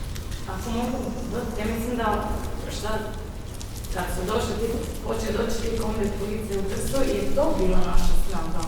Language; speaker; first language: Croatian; non-native, fluent; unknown